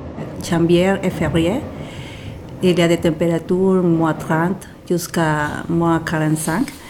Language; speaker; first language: French; non-native, fluent; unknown